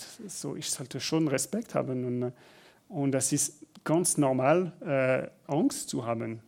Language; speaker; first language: German; non-native, learner; French